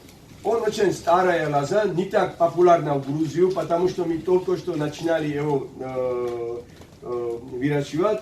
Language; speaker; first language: Russian; non-native, fluent; Georgian